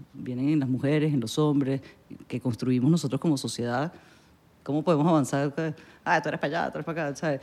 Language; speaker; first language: Spanish; native; Spanish